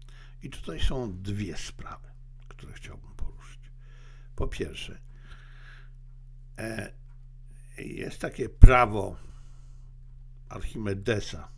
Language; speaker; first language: Polish; native; Polish